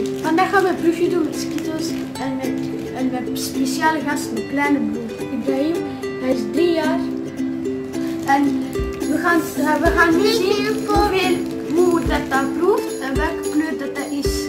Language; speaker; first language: Dutch; early bilingual, other home language; Urdu